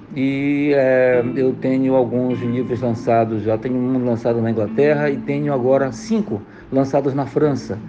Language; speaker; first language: Portuguese; native; Portuguese